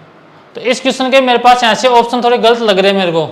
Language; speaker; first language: Hindi; native; Hindi